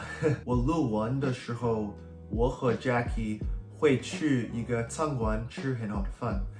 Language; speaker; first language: Chinese; early bilingual, heritage; English